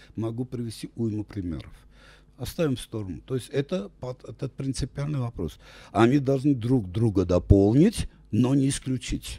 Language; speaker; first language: Russian; non-native, local second language; Armenian